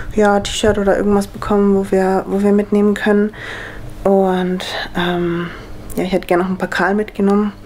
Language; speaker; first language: German; native; German